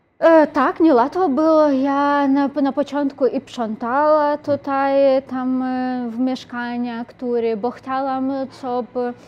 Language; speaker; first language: Polish; non-native, learner; Ukrainian